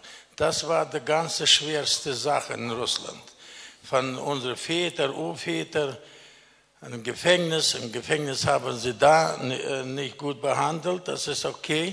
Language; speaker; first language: German; early bilingual, other home language; Russian